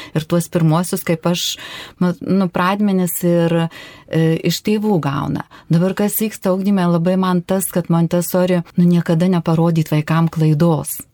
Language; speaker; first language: Lithuanian; native; Lithuanian